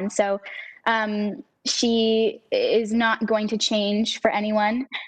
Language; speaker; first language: English; native; English